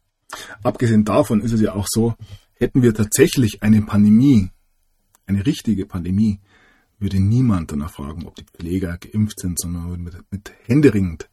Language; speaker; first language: German; native; German